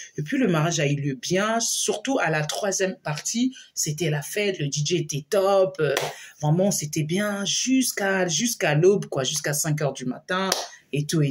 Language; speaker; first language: French; non-native, local second language; Lingala